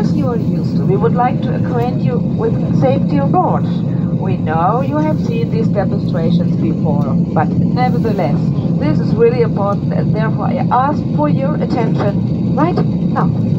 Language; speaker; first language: English; non-native, fluent; German